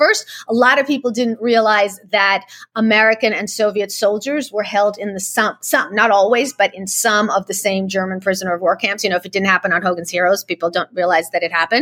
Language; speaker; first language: English; early bilingual, other home language; Russian